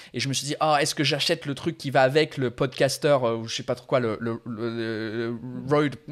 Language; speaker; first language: French; non-native, fluent; English